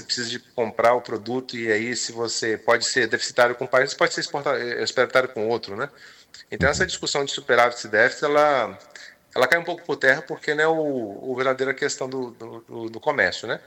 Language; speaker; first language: Portuguese; native; Portuguese